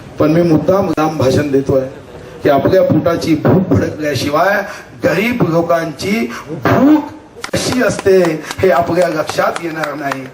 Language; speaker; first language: Marathi; native; Marathi